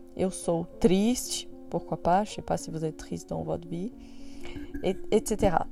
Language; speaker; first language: French; non-native, fluent; Portuguese